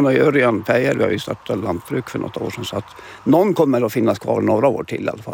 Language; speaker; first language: Swedish; non-native, local second language; Finnish